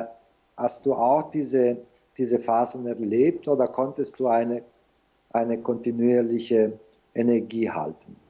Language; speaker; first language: German; non-native, fluent; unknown